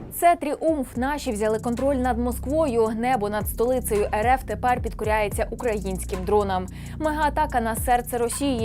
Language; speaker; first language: Ukrainian; native; Ukrainian